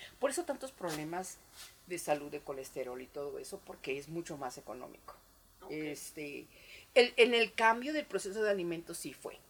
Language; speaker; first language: Spanish; native; Spanish